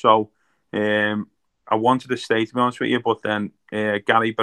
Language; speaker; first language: English; native; English